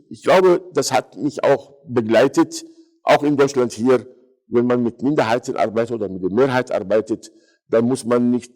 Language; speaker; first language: German; non-native, fluent; Arabic